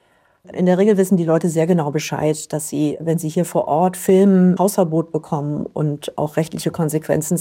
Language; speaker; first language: German; native; German